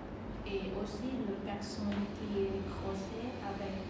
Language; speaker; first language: French; non-native, learner; Khmer